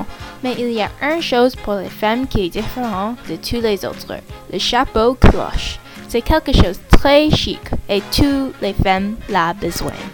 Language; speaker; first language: French; non-native, learner; English